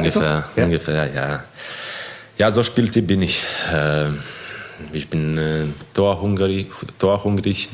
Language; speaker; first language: German; non-native, fluent; Croatian